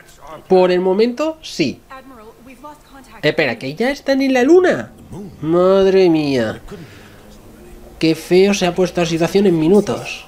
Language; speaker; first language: Spanish; native; Spanish